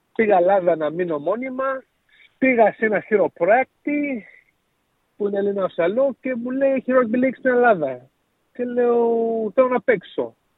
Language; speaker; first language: Greek; early bilingual, heritage; Greek